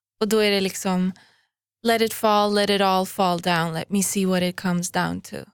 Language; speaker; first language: Swedish; early bilingual, other home language; Persian